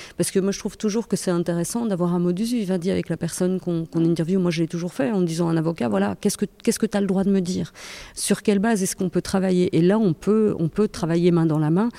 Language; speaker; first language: French; native; French